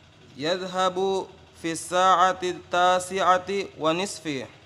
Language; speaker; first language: Arabic; non-native, learner; Indonesian